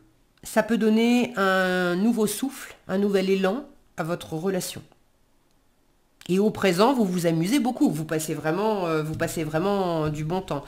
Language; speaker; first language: French; native; French